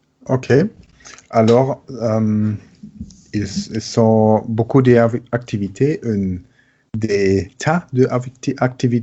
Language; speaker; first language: French; non-native, learner; German